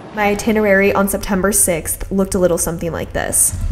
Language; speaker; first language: English; native; English